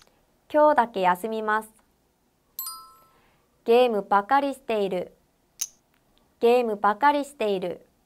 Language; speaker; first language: Japanese; non-native, fluent; Korean